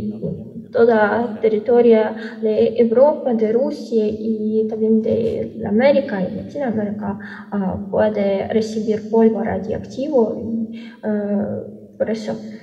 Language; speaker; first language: Spanish; non-native, fluent; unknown